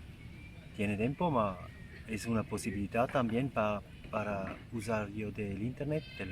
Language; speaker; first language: Spanish; non-native, learner; German